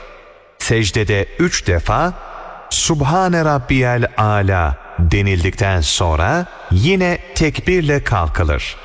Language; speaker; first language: Turkish; native; Turkish